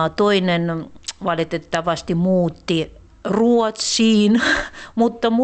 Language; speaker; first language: Finnish; non-native, fluent; Russian